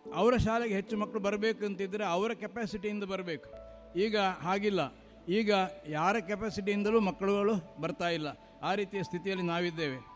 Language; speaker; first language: Kannada; non-native, local second language; Marathi